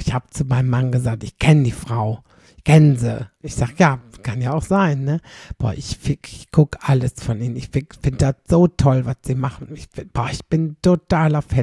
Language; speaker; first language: German; native; German